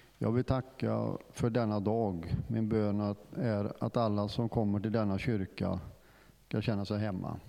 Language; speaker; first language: Swedish; non-native, fluent; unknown